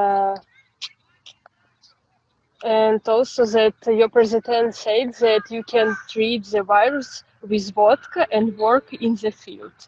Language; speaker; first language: English; non-native, fluent; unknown